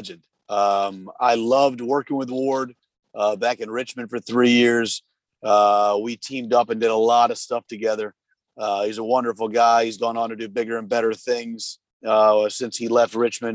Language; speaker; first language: English; native; English